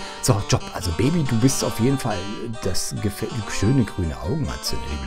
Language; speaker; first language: German; native; German